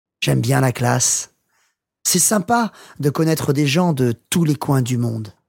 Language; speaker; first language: French; non-native, learner; English